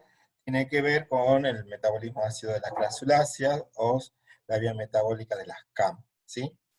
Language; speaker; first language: Spanish; native; Spanish